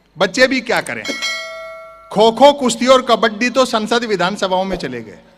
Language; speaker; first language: Hindi; native; Hindi